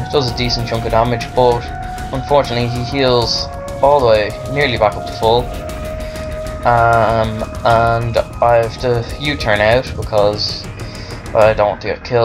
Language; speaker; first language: English; native; English